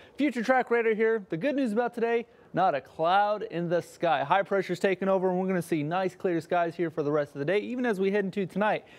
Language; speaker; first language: English; native; English